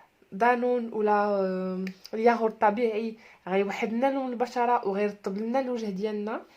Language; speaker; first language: Arabic; native; Arabic